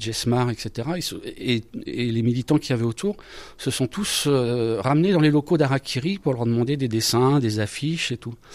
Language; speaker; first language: French; native; French